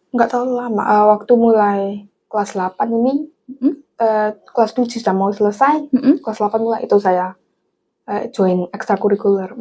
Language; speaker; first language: Indonesian; non-native, local second language; English